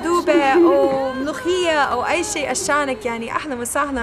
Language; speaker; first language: Arabic; non-native, learner; English